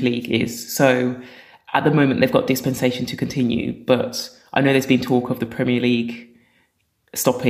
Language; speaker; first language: English; native; English